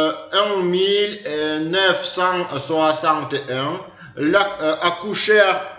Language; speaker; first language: French; non-native, learner; Ukrainian